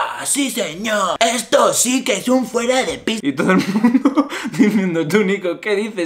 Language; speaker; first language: Spanish; native; Spanish